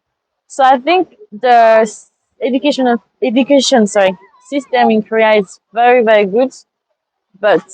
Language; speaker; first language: English; non-native, fluent; French